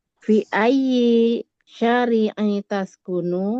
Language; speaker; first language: Arabic; non-native, learner; Indonesian